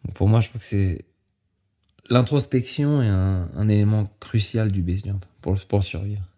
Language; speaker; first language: French; native; French